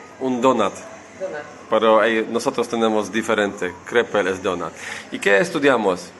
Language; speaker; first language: Spanish; non-native, fluent; Polish